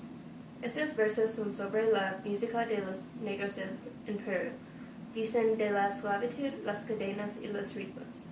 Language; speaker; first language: Spanish; non-native, learner; English